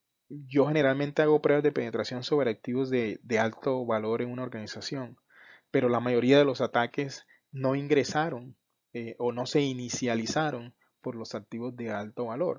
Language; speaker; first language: Spanish; native; Spanish